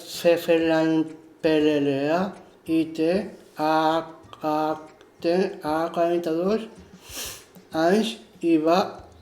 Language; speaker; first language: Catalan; non-native, local second language; Spanish